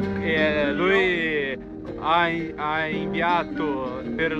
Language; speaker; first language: Italian; non-native, learner; Portuguese